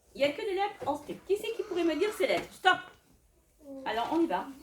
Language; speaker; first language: French; native; French